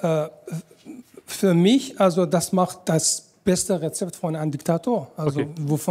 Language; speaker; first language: German; non-native, fluent; Arabic